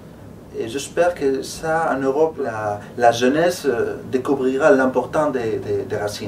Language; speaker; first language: French; non-native, fluent; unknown